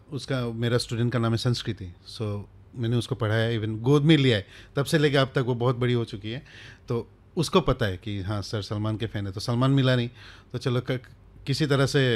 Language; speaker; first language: Hindi; non-native, local second language; Bangla